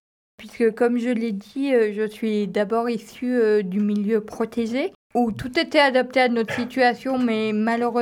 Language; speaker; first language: French; native; French